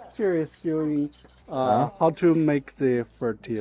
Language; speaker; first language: English; non-native, learner; Chinese